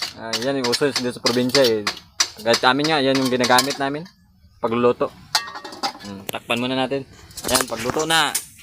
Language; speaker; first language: Filipino; non-native, local second language; Cebuano